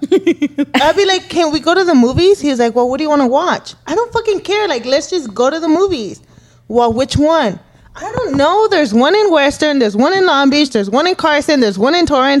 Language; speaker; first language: English; early bilingual, other home language; Spanish